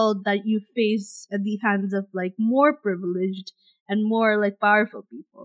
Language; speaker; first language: English; non-native, local second language; Bangla